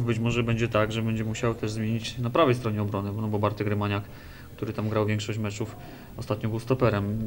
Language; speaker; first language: Polish; native; Polish